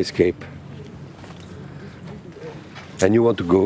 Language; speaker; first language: English; non-native, learner; French